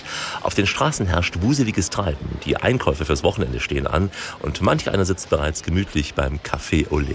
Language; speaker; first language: German; native; German